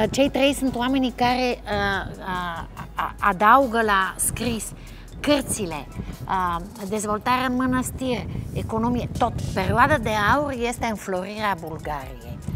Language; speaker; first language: Romanian; non-native, fluent; Bulgarian